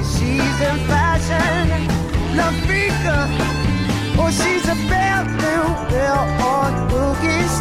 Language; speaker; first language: English; native; English